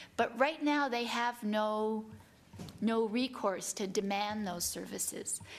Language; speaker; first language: English; native; English